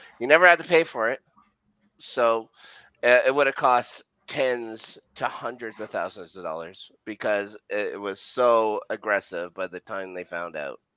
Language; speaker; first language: English; native; English